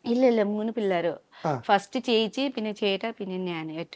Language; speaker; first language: Malayalam; non-native, learner; Nepali